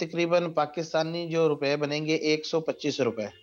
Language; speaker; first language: Urdu; native; Urdu